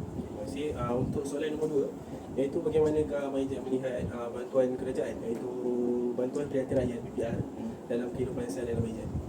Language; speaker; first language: Malay; native; Malay